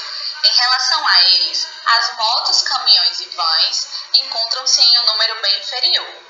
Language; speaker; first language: Portuguese; native; Portuguese